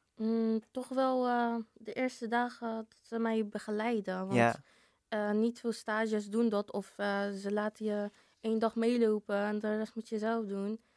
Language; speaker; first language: Dutch; early bilingual, other home language; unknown